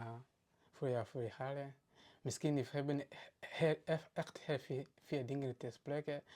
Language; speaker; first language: Dutch; non-native, learner; Kinyarwanda